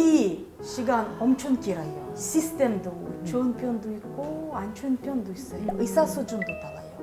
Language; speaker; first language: Korean; non-native, fluent; Russian